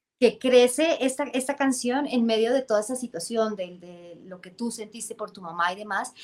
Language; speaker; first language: Spanish; native; Spanish